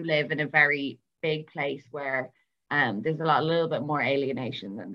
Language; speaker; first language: English; native; English